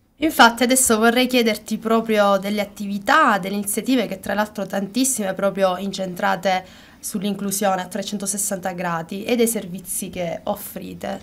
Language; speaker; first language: Italian; native; Italian